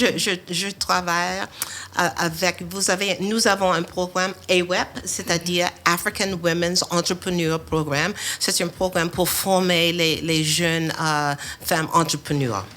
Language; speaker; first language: French; non-native, fluent; English